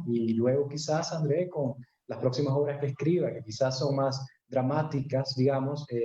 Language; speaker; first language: Spanish; native; Spanish